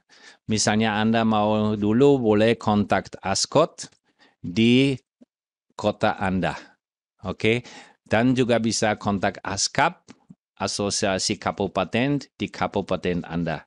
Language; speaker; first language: Indonesian; non-native, fluent; German